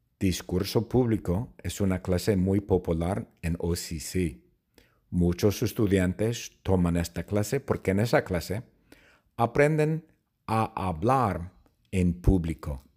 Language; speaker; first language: Spanish; non-native, fluent; English